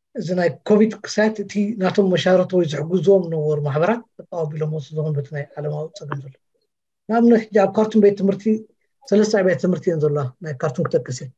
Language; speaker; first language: Tigrinya; native; Tigrinya